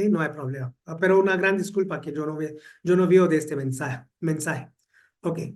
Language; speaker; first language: Spanish; non-native, learner; Hindi